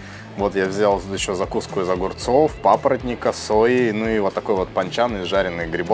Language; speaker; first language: Russian; native; Russian